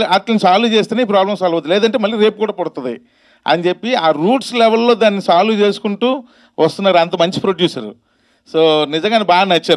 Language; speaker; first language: Telugu; native; Telugu